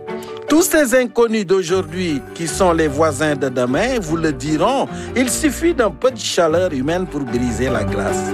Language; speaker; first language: French; native; French